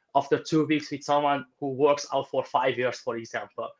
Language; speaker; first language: English; non-native, fluent; Romanian